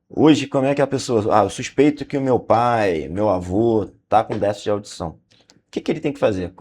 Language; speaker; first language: Portuguese; native; Portuguese